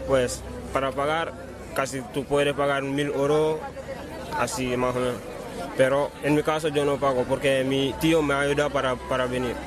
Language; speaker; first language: Spanish; non-native, learner; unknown